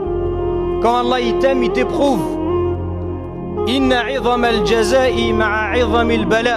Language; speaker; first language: French; native; French